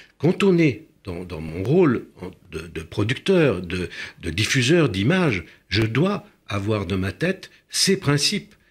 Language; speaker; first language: French; early bilingual, other home language; Romanian